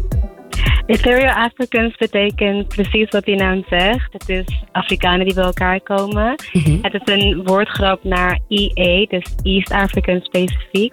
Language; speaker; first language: Dutch; early bilingual, other home language; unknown